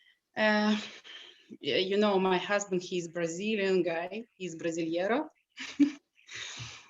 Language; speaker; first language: English; non-native, learner; Russian